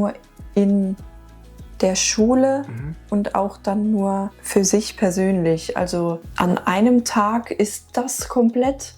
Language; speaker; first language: German; native; German